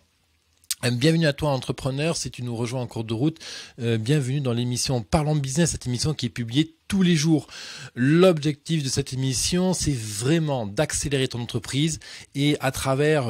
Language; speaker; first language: French; native; French